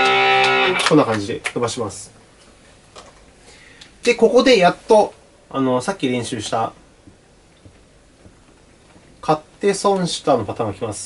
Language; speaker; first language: Japanese; native; Japanese